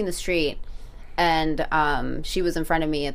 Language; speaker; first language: English; early bilingual, other home language; Spanish